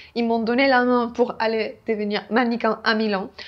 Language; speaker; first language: French; non-native, fluent; Spanish